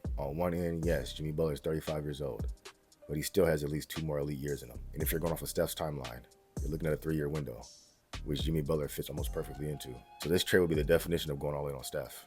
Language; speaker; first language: English; native; English